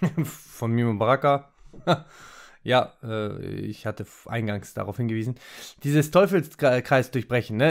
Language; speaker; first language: German; native; German